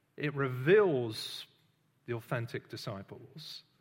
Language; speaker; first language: English; native; English